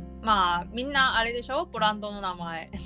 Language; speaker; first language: Japanese; non-native, learner; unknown